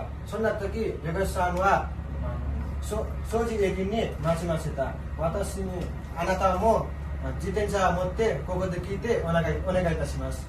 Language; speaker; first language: Japanese; non-native, learner; Nepali